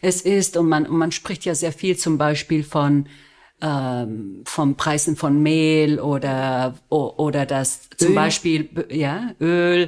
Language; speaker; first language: German; early bilingual, other home language; Spanish